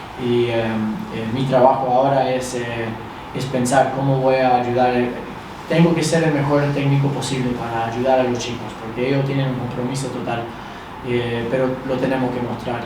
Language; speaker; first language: Spanish; early bilingual, other home language; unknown